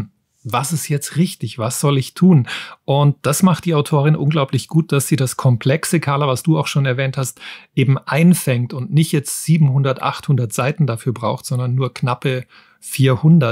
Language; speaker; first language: German; native; German